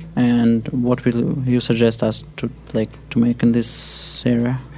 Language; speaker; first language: English; non-native, fluent; Russian